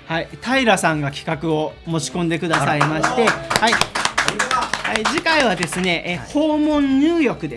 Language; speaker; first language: Japanese; native; Japanese